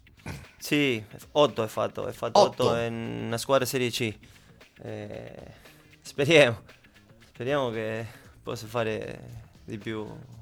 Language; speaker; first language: Italian; non-native, learner; Spanish